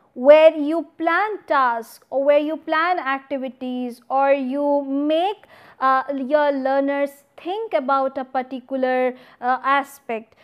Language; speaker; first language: English; non-native, local second language; Hindi